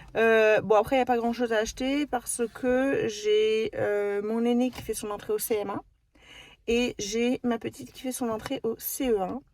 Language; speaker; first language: French; native; French